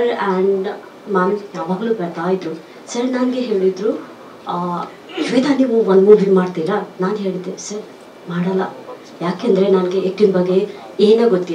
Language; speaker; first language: Kannada; non-native, local second language; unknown